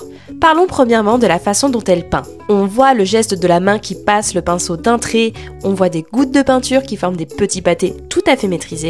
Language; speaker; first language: French; native; French